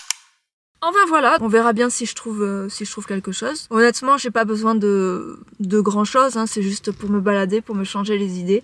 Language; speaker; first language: French; native; French